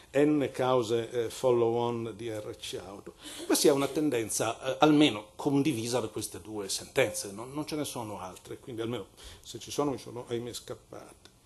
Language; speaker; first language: Italian; native; Italian